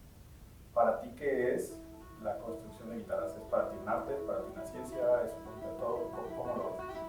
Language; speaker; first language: Spanish; native; Spanish